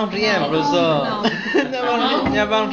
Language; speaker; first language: French; non-native, learner; Spanish